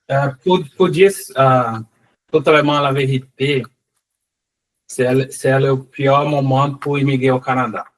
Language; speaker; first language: French; non-native, learner; Portuguese